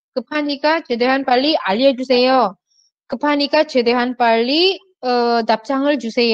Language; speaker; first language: Korean; non-native, fluent; Indonesian